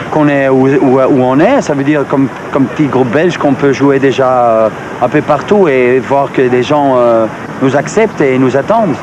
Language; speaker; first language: French; non-native, local second language; Dutch